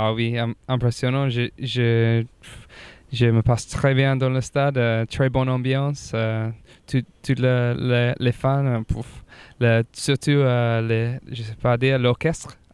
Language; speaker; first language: French; non-native, fluent; English